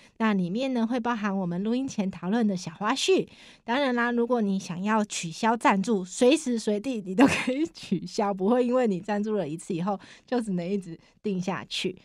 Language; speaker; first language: Chinese; native; Chinese